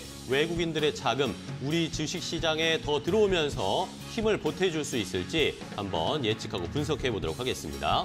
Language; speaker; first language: Korean; native; Korean